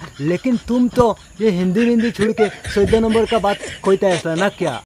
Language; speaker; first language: Hindi; non-native, local second language; Sylheti